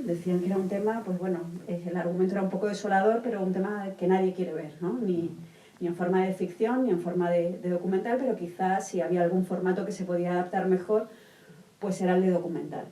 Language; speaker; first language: Spanish; native; Spanish